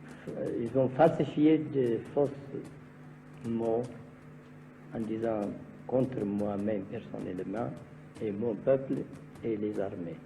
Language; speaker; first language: French; non-native, learner; Amharic